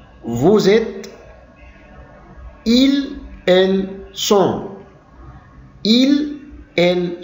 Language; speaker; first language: French; non-native, local second language; Arabic